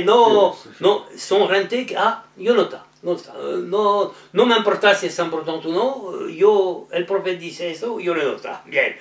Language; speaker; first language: Spanish; non-native, learner; French